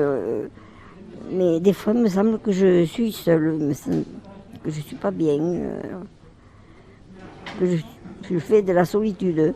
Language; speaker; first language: French; native; French